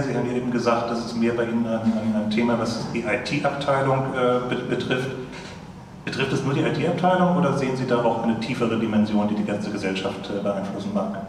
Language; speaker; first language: German; native; German